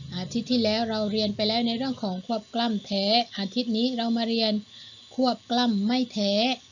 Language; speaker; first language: Thai; non-native, local second language; Malay